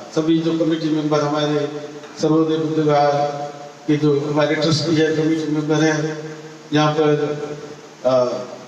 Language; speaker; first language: Hindi; non-native, local second language; Marathi